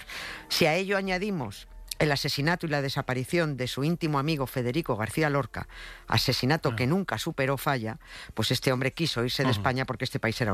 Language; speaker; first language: Spanish; native; Spanish